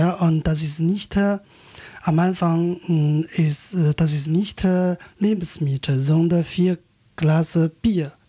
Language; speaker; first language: German; non-native, learner; Chinese